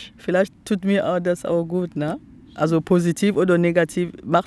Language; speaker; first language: German; non-native, fluent; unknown